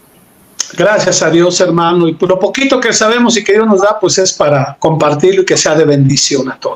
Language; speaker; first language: Spanish; native; Spanish